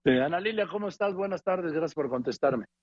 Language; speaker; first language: Spanish; native; Spanish